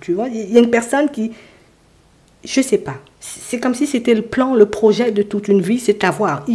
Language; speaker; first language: French; native; French